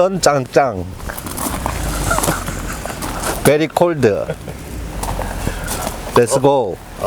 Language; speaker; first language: English; non-native, learner; Korean